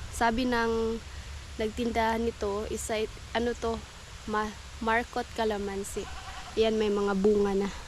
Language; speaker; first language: Filipino; non-native, local second language; Cebuano